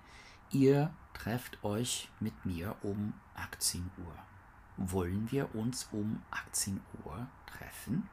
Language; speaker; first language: German; non-native, learner; English